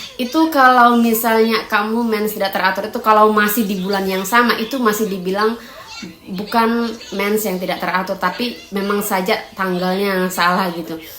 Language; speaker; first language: Indonesian; native; Indonesian